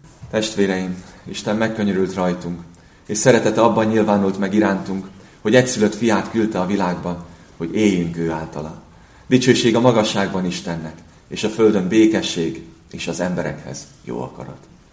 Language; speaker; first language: Hungarian; native; Hungarian